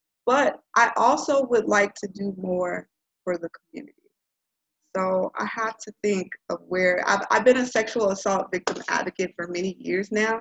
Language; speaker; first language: English; native; English